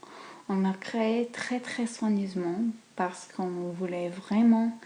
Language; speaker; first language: French; non-native, fluent; English